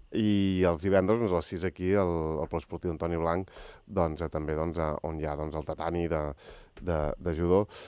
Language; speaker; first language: Catalan; native; Catalan